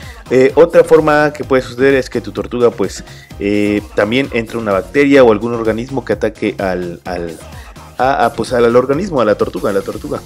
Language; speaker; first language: Spanish; native; Spanish